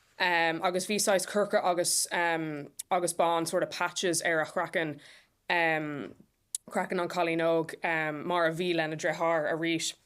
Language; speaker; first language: Irish; non-native, local second language; English